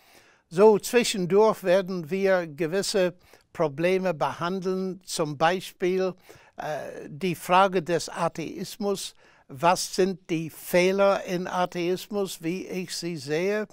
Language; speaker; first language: German; non-native, fluent; English